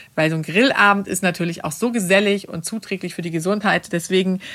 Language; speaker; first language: German; non-native, fluent; Swedish